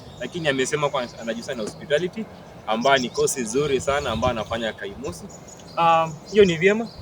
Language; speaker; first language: Swahili; non-native, local second language; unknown